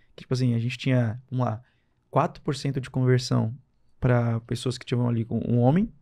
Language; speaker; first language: Portuguese; native; Portuguese